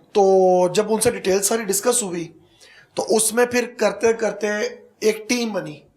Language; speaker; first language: Urdu; non-native, local second language; Punjabi